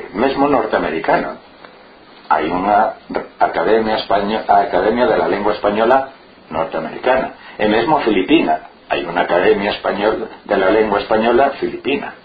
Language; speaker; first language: Spanish; native; Spanish